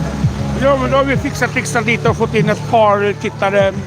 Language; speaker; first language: Swedish; native; Swedish